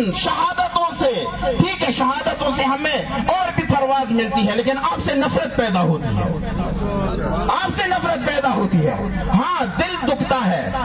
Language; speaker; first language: Urdu; non-native, local second language; Pashto